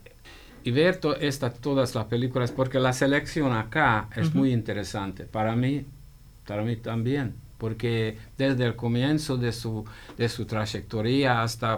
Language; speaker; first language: Spanish; non-native, fluent; Hungarian